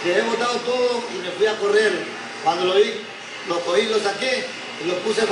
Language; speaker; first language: Spanish; native; Spanish